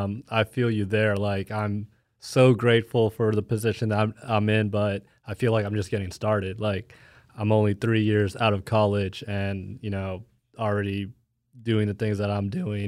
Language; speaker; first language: English; native; English